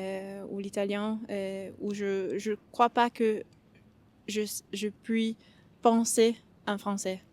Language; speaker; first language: French; non-native, fluent; Italian